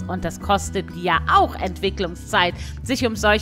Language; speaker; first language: German; native; German